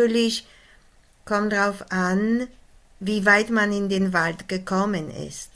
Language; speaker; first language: German; non-native, fluent; Polish